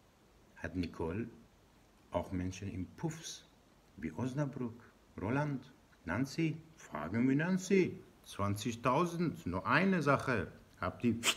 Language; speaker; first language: German; non-native, learner; Persian